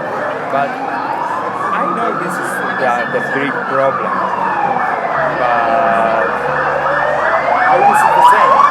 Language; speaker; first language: English; non-native, learner; Spanish